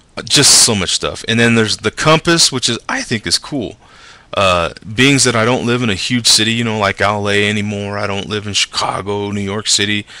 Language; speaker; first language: English; native; English